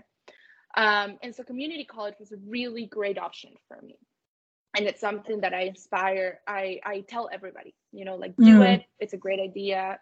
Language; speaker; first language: English; non-native, fluent; Spanish